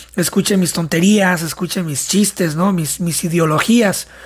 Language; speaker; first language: Spanish; native; Spanish